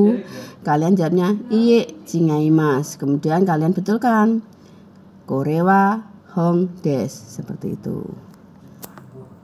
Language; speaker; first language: Indonesian; native; Indonesian